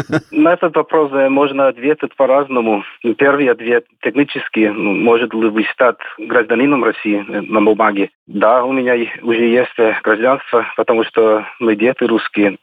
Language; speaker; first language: Russian; non-native, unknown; English